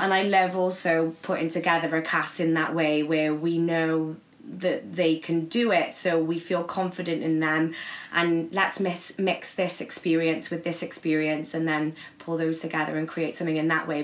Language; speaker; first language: English; native; English